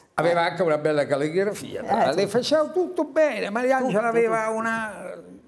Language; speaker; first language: Italian; native; Italian